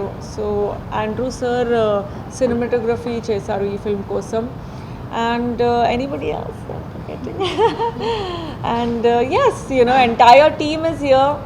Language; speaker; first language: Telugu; non-native, fluent; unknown